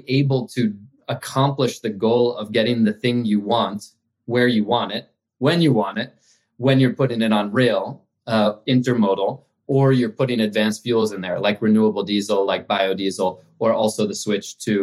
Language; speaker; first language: English; native; English